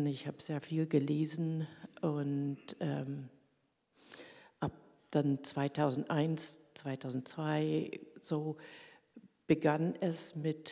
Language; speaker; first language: German; early bilingual, heritage; German